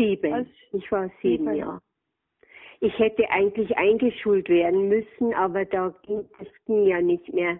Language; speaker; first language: German; native; German